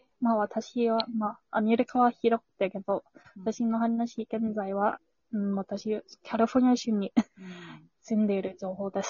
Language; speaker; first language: Japanese; non-native, learner; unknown